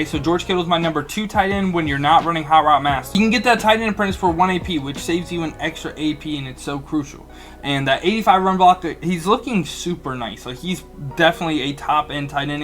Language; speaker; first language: English; native; English